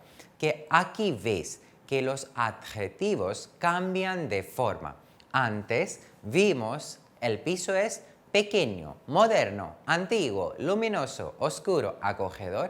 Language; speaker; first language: Spanish; non-native, fluent; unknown